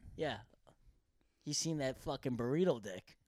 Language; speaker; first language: English; early bilingual, other home language; Korean